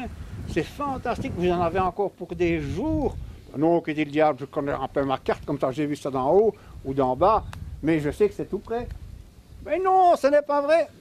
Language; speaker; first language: French; native; French